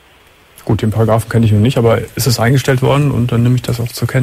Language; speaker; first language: German; native; German